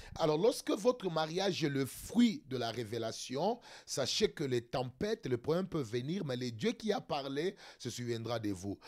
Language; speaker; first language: French; non-native, local second language; Lingala